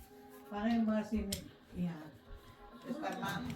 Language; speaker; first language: Finnish; native; Finnish